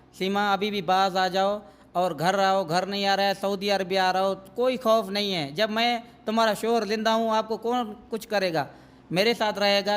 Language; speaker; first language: Urdu; non-native, local second language; Saraiki